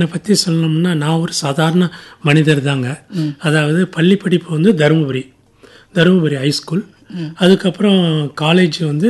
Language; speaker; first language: Tamil; native; Tamil